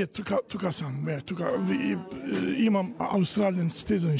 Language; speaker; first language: Macedonian; early bilingual, heritage; Macedonian